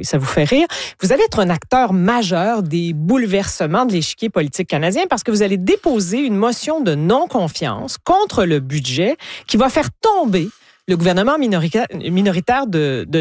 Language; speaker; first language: French; native; French